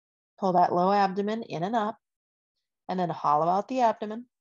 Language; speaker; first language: English; native; English